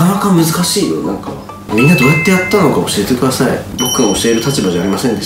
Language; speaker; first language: Japanese; native; Japanese